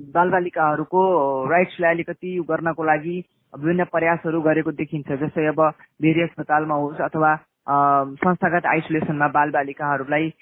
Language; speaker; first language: Nepali; non-native, local second language; Awadhi